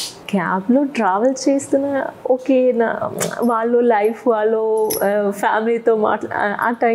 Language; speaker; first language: Telugu; non-native, fluent; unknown